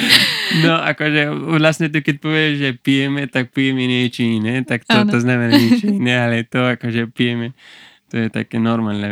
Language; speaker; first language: Slovak; non-native, learner; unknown